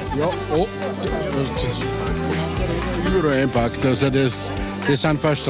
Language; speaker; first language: German; native; German